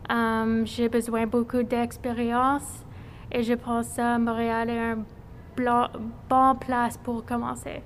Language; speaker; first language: French; non-native, fluent; English